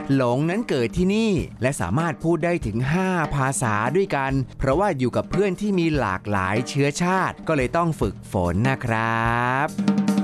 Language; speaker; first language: Thai; native; Thai